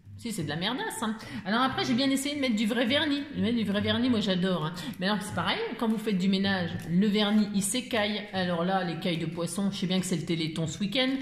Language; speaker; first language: French; native; French